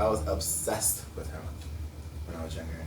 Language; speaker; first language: English; native; English